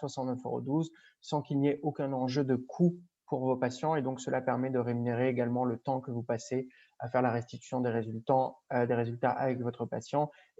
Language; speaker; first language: French; native; French